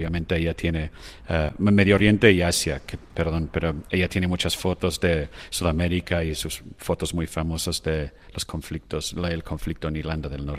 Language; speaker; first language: Spanish; non-native, fluent; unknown